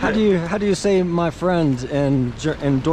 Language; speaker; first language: English; native; English